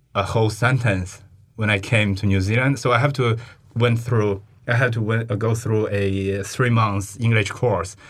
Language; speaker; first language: English; non-native, fluent; Chinese